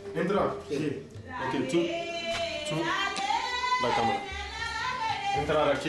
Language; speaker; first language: Spanish; non-native, learner; English